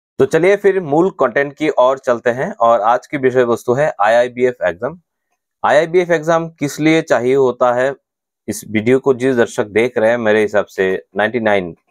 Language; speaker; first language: Hindi; non-native, local second language; Bangla